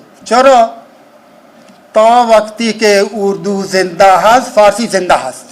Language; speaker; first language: Persian; non-native, fluent; Urdu